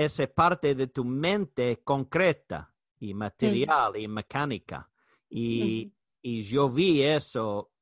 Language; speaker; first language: Spanish; non-native, learner; English